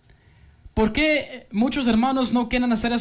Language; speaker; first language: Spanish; early bilingual, heritage; English